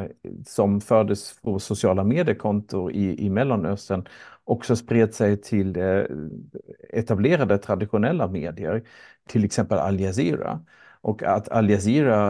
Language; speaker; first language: Swedish; native; Swedish